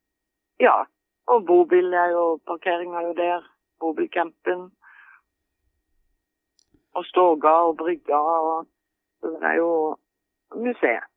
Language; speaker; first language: Norwegian; native; Norwegian